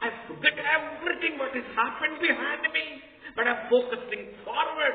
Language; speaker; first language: English; non-native, local second language; Telugu